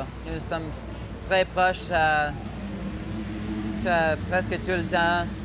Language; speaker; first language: French; non-native, local second language; English